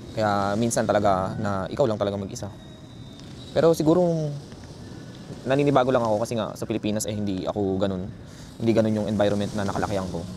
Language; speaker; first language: Filipino; native; Filipino